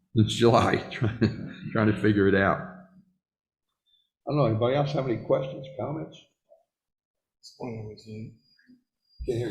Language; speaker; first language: English; native; English